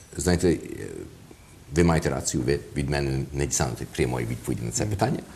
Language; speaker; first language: Ukrainian; early bilingual, heritage; Ukrainian